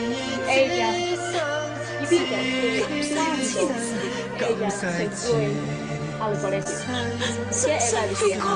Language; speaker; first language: Spanish; non-native, learner; Chinese